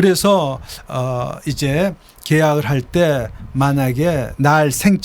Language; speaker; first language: Korean; native; Korean